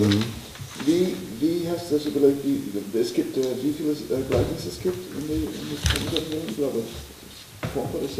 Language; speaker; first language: German; non-native, learner; English